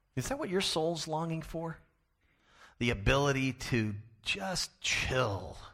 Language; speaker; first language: English; native; English